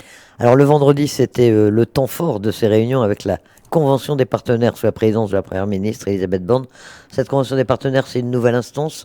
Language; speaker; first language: French; native; French